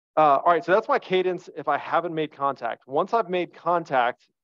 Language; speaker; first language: English; native; English